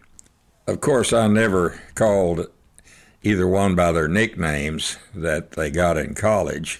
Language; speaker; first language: English; native; English